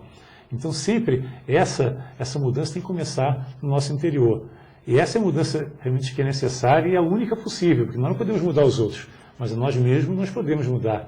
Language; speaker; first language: Portuguese; native; Portuguese